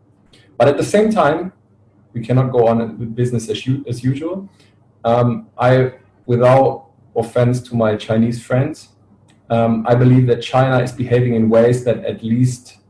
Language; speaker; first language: English; non-native, fluent; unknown